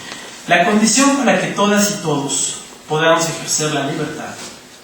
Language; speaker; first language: Spanish; native; Spanish